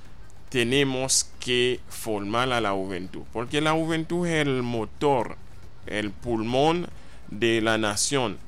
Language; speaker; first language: Spanish; non-native, fluent; Haitian Creole